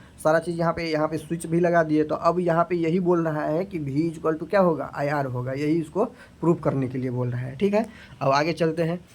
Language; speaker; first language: Hindi; native; Hindi